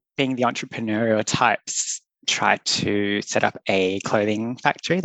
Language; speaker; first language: English; native; English